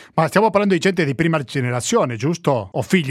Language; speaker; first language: Italian; non-native, fluent; Spanish